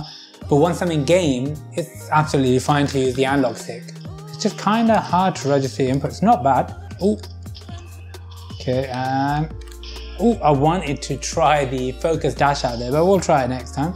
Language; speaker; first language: English; native; English